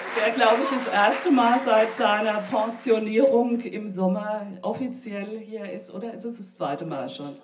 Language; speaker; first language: German; native; German